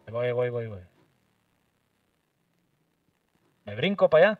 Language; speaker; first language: Spanish; native; Spanish